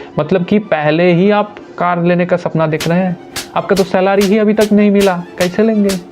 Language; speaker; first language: Hindi; non-native, local second language; Bangla